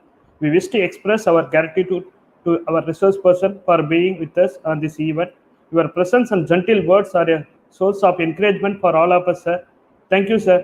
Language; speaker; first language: English; non-native, local second language; Tamil